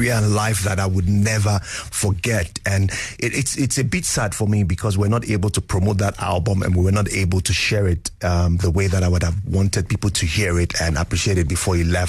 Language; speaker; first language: English; non-native, local second language; Yoruba